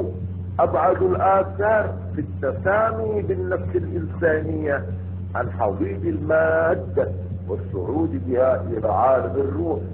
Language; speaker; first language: Arabic; non-native, fluent; Madurese